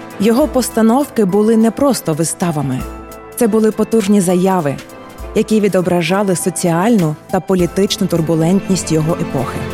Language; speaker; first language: Ukrainian; native; Ukrainian